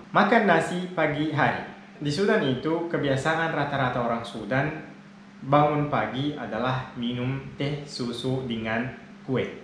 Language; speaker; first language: Indonesian; non-native, fluent; Arabic